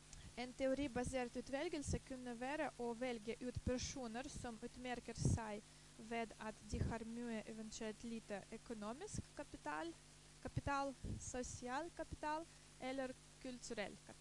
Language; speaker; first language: Norwegian; non-native, fluent; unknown